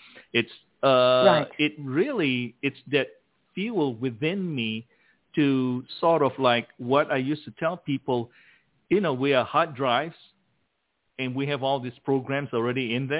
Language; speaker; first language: English; non-native, local second language; Min Nan Chinese